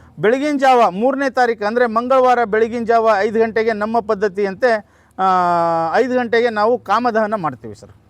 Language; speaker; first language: Kannada; non-native, local second language; Lambadi